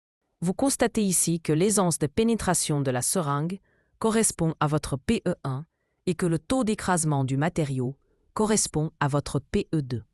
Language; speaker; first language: French; native; French